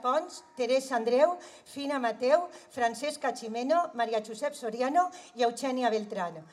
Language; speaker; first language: Catalan; native; Catalan